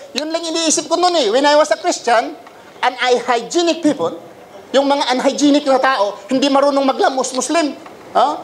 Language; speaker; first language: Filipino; non-native, local second language; Cebuano